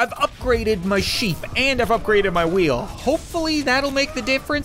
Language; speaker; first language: English; native; English